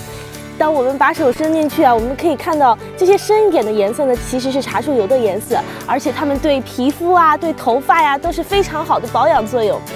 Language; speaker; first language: Chinese; native; Chinese